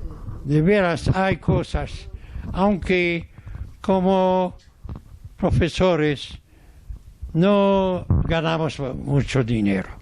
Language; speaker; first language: Spanish; non-native, fluent; Arabic